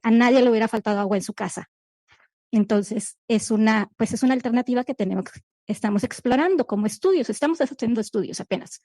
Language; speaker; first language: Spanish; native; Spanish